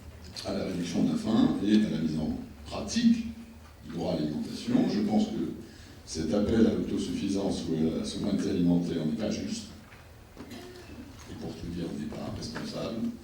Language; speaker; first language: French; native; French